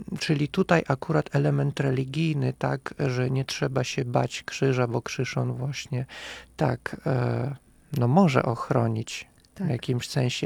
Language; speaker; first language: Polish; non-native, fluent; Russian